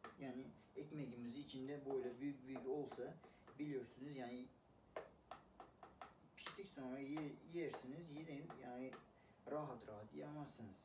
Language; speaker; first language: Turkish; non-native, learner; Uzbek